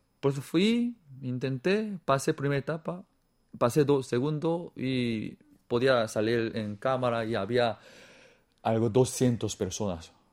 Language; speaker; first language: Spanish; non-native, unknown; Korean